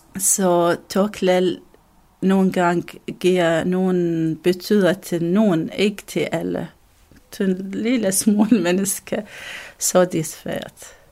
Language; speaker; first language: Danish; non-native, learner; Arabic